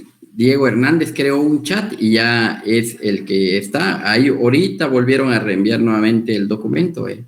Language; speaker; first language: Spanish; native; Spanish